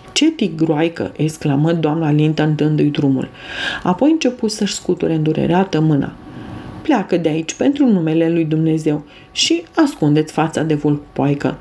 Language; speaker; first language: Romanian; native; Romanian